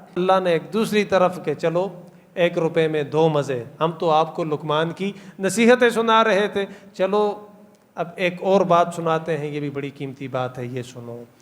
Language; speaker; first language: Urdu; non-native, local second language; Pashto